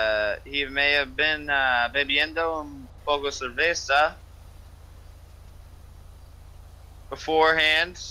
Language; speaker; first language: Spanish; non-native, learner; English